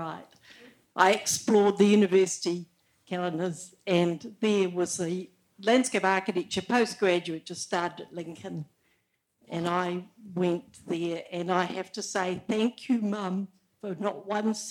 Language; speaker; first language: English; native; English